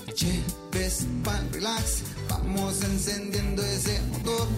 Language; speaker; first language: Spanish; native; Spanish